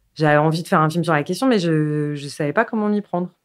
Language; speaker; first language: French; native; French